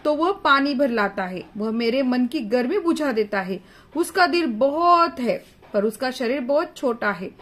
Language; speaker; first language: Hindi; non-native, local second language; Marathi